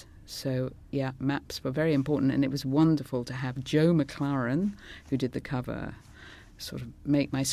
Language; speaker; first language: English; non-native, local second language; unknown